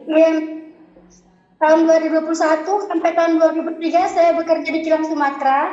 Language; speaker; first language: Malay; non-native, fluent; Indonesian